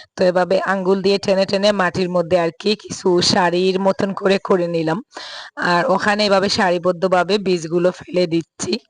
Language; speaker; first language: Bangla; native; Bangla